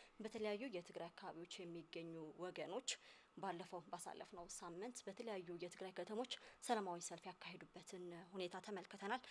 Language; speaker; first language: Amharic; non-native, local second language; Tigrinya